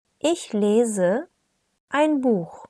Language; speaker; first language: German; non-native, fluent; Turkish